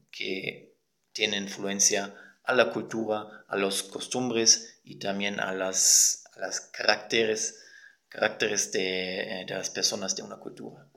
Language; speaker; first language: Spanish; non-native, fluent; German